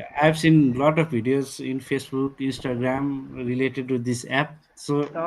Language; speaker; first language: English; non-native, fluent; Nepali